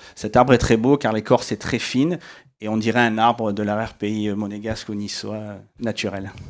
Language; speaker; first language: French; native; French